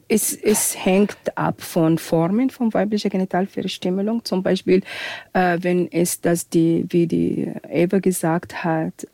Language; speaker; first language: German; non-native, fluent; Arabic